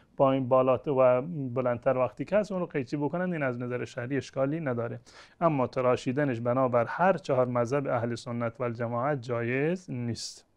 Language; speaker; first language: Persian; non-native, local second language; Baluchi